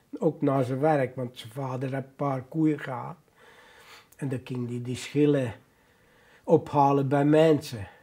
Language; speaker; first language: Dutch; non-native, fluent; Hungarian